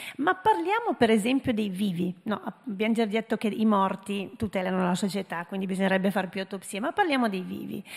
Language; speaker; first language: Italian; early bilingual, heritage; Italian